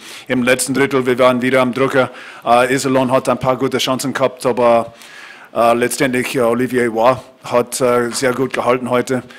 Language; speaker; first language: German; non-native, fluent; English